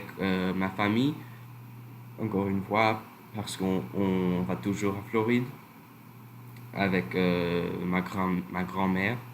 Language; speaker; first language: French; non-native, learner; English